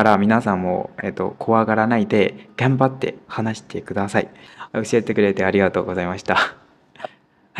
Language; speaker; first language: Japanese; non-native, fluent; Burmese